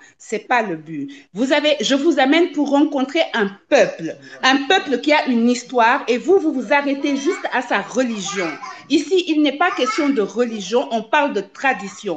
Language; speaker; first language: French; native; French